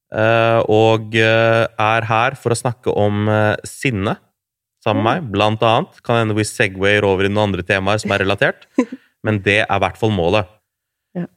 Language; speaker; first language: Norwegian; early bilingual, other home language; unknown